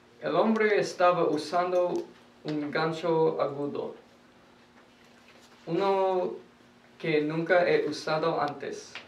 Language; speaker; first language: Spanish; non-native, learner; English